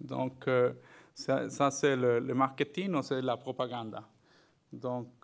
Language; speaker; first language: French; non-native, fluent; Spanish